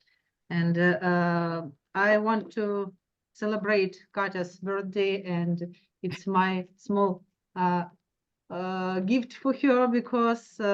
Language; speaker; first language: English; non-native, learner; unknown